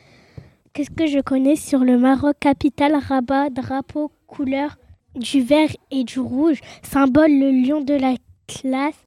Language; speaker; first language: French; early bilingual, other home language; Arabic